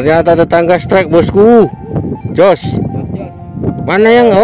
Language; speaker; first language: Malay; native; Malay